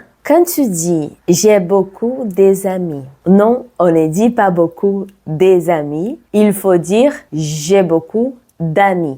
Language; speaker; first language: French; non-native, fluent; Portuguese